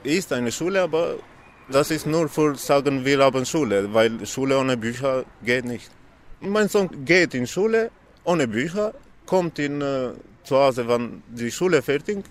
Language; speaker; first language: German; non-native, learner; Albanian